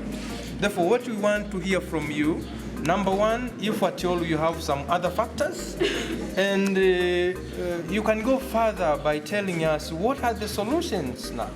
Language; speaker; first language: English; non-native, local second language; Swahili